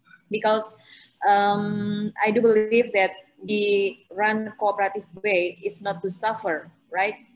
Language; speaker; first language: English; non-native, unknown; Indonesian